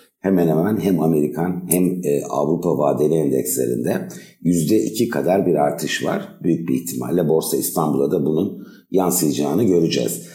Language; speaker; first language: Turkish; native; Turkish